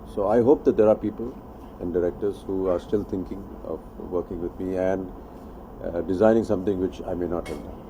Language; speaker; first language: English; non-native, local second language; Hindi